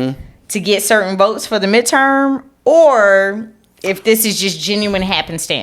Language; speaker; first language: English; native; English